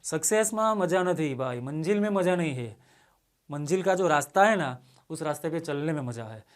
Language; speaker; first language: Hindi; non-native, local second language; Gujarati